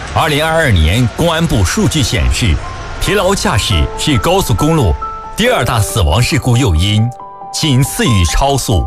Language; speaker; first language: Chinese; native; Chinese